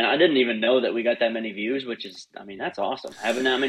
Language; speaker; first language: English; native; English